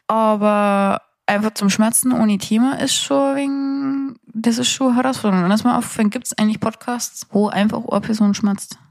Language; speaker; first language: German; native; German